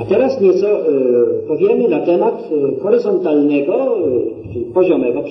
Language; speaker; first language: Polish; native; Polish